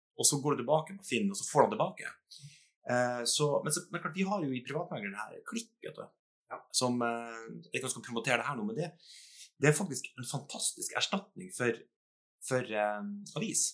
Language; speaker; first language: Norwegian; native; Norwegian